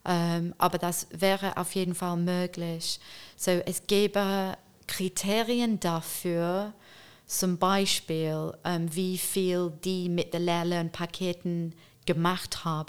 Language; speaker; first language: German; non-native, fluent; English